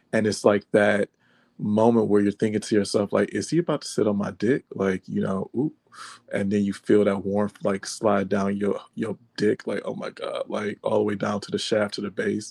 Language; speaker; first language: English; native; English